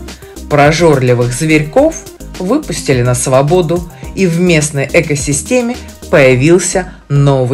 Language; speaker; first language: Russian; native; Russian